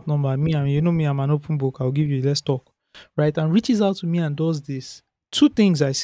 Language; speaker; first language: English; non-native, local second language; Yoruba